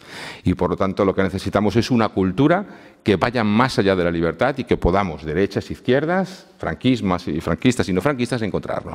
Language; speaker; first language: Spanish; native; Spanish